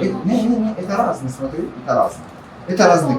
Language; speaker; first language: Russian; non-native, learner; Arabic